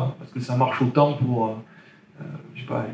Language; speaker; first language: French; native; French